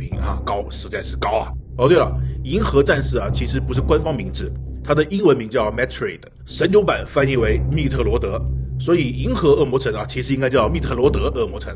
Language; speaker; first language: Chinese; native; Chinese